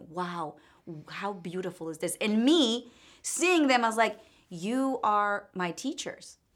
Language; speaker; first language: English; non-native, fluent; Spanish